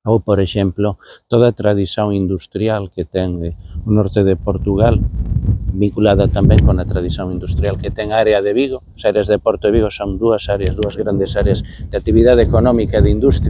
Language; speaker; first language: Galician; native; Galician